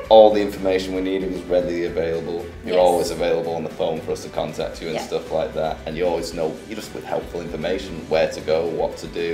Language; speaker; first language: English; native; English